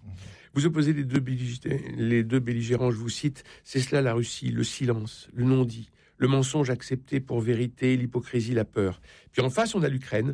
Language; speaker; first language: French; native; French